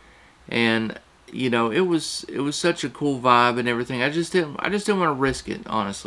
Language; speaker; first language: English; native; English